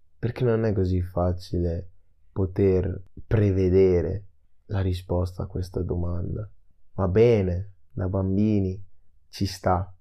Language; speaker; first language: Italian; early bilingual, other home language; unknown